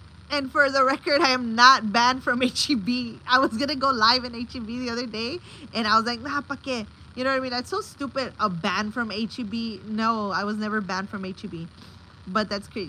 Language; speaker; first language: English; early bilingual, other home language; Spanish